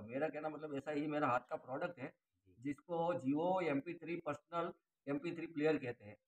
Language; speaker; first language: Hindi; non-native, local second language; Gujarati